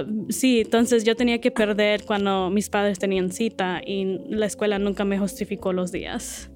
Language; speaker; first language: Spanish; early bilingual, heritage; Spanish